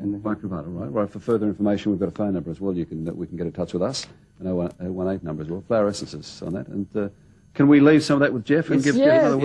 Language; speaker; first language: English; native; English